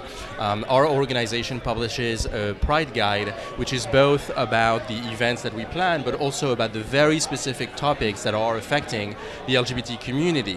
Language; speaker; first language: English; non-native, fluent; French